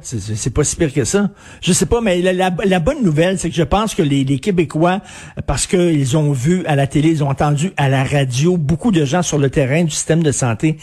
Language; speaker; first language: French; native; French